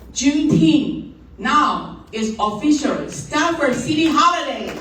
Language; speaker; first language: English; non-native, learner; Chinese